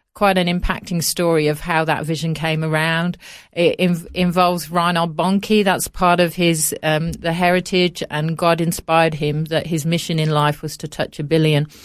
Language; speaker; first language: English; native; English